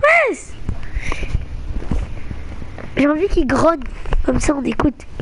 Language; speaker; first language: French; native; French